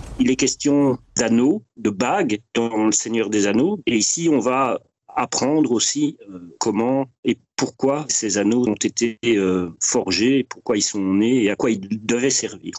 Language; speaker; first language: French; native; French